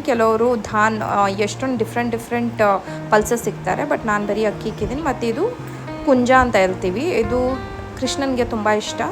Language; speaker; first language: Kannada; non-native, local second language; Malayalam